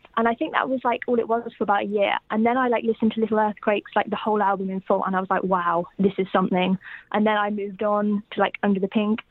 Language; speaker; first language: English; native; English